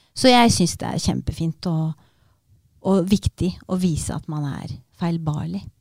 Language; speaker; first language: Norwegian; early bilingual, other home language; Romanian